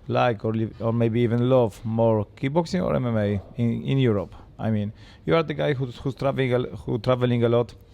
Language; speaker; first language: English; non-native, learner; Polish